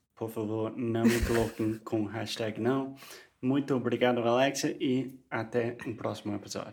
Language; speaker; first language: Portuguese; non-native, fluent; English